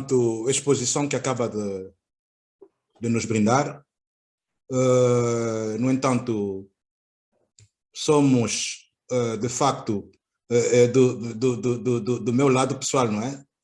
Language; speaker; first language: Portuguese; native; Portuguese